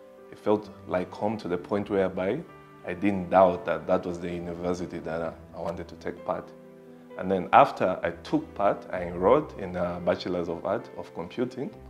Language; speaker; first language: English; non-native, fluent; Portuguese